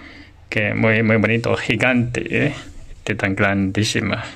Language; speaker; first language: Spanish; non-native, learner; Chinese